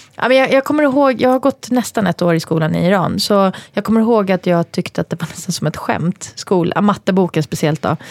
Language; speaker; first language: Swedish; early bilingual, other home language; Persian